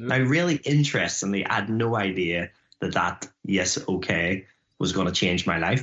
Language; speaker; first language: English; native; English